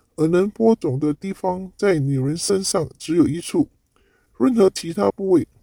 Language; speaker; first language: Chinese; non-native, local second language; Cantonese